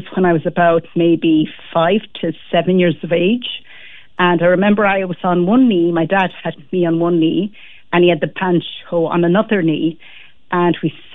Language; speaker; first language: English; native; English